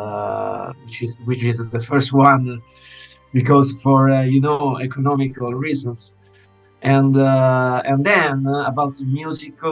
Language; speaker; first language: English; non-native, fluent; Italian